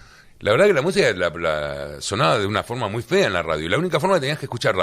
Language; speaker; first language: Spanish; native; Spanish